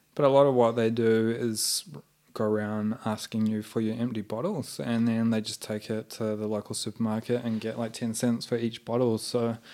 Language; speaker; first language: English; native; English